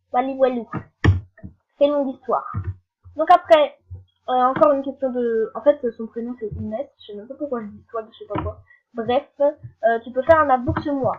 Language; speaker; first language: French; native; French